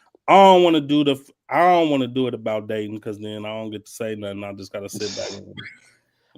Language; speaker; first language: English; native; English